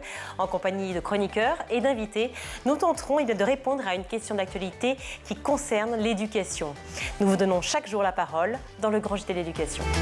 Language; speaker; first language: French; native; French